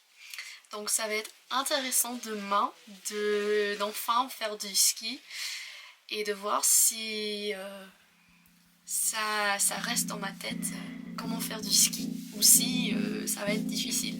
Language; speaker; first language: French; non-native, fluent; English